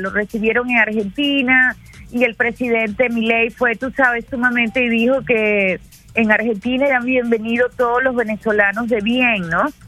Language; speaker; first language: Spanish; native; Spanish